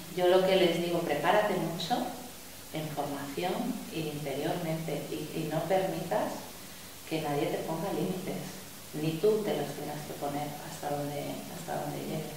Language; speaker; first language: Spanish; native; Spanish